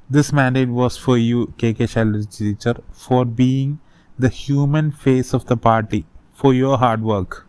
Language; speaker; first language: English; non-native, local second language; Malayalam